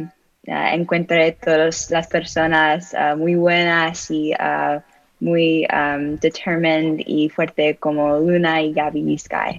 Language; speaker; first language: Spanish; non-native, learner; English